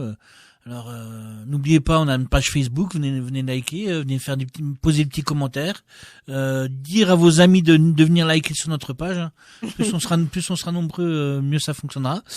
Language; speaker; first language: French; native; French